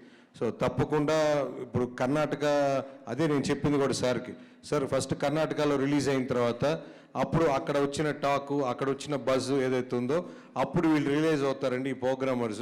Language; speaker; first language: Telugu; native; Telugu